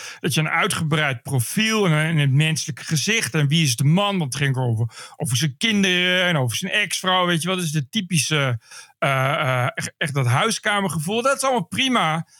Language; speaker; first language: Dutch; native; Dutch